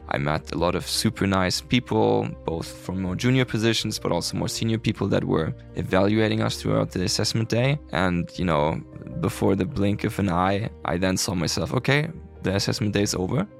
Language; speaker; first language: English; non-native, fluent; German